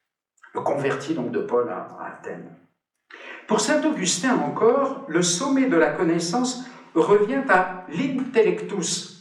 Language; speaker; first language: French; native; French